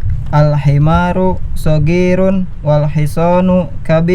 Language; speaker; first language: Arabic; non-native, learner; Indonesian